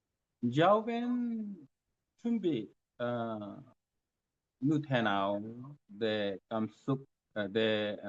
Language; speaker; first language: Vietnamese; non-native, learner; Korean